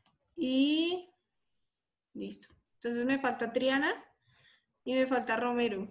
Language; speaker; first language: Spanish; native; Spanish